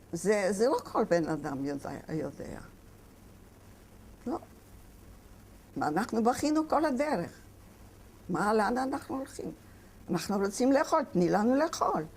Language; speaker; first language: Hebrew; non-native, fluent; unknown